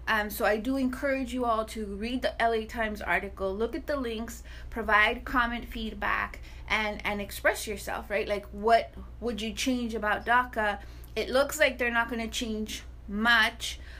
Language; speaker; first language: English; early bilingual, other home language; Spanish